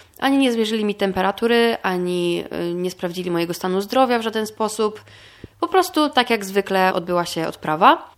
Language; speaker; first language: Polish; native; Polish